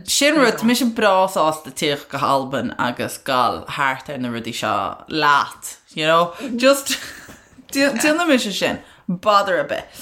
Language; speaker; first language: Irish; non-native, local second language; English